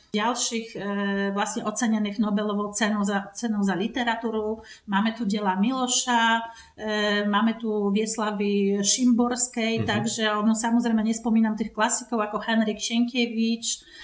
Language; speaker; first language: Slovak; non-native, fluent; Polish